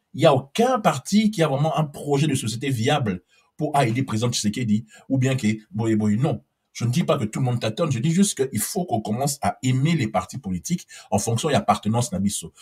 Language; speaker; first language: French; non-native, local second language; Lingala